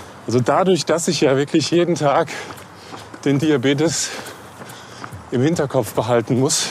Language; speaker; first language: German; native; German